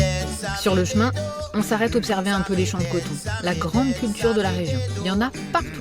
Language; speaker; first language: French; native; French